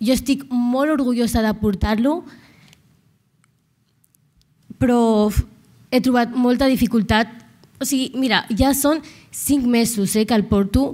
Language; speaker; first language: Catalan; non-native, local second language; Arabic